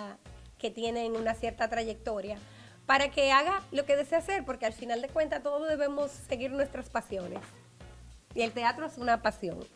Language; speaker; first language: Spanish; native; Spanish